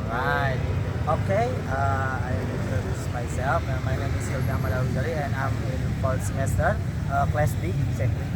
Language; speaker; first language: English; non-native, learner; Indonesian